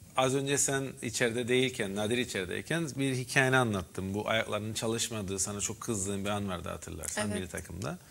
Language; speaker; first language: Turkish; native; Turkish